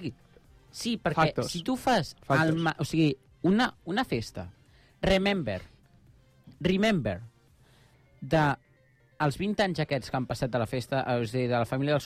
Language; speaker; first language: Catalan; native; Catalan